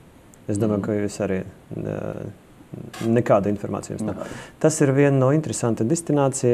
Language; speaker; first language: Latvian; non-native, local second language; Russian